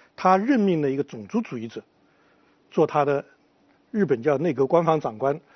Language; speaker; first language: Chinese; native; Chinese